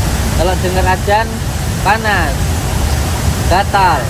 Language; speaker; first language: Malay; non-native, local second language; Javanese